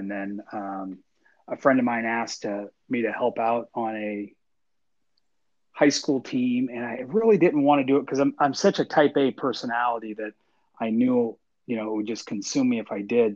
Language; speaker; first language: English; native; English